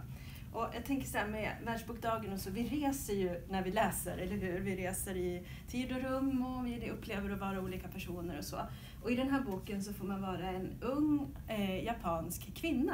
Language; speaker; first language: Swedish; native; Swedish